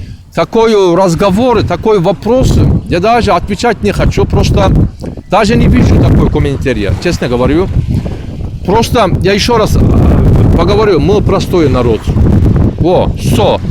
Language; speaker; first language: Russian; non-native, learner; Turkish